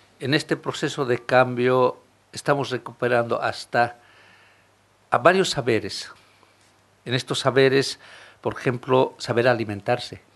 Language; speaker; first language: Spanish; non-native, local second language; Aymara